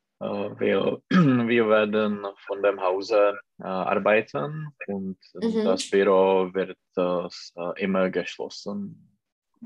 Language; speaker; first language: German; non-native, learner; Czech